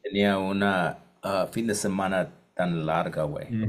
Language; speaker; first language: Spanish; non-native, learner; English